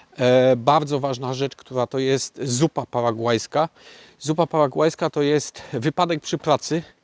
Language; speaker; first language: Polish; native; Polish